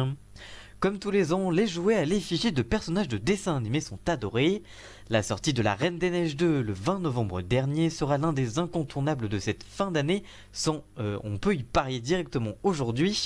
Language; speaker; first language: French; native; French